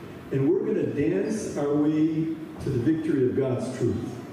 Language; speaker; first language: English; early bilingual, other home language; Ukrainian